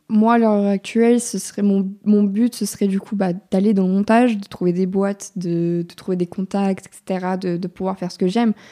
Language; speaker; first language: French; native; French